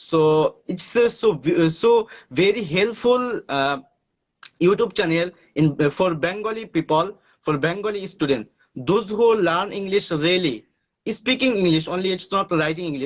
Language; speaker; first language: English; non-native, learner; Bangla